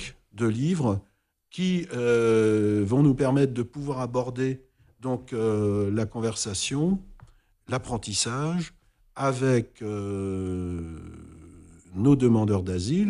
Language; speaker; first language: French; native; French